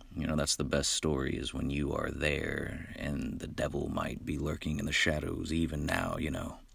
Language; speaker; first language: English; native; English